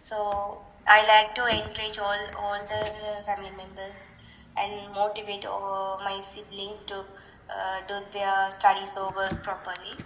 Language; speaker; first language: English; non-native, learner; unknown